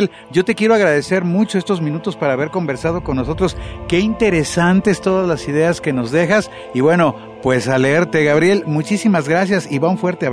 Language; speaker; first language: Spanish; native; Spanish